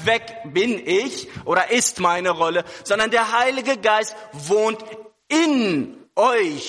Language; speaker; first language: German; non-native, fluent; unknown